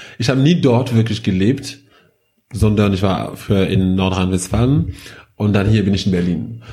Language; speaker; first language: German; non-native, fluent; French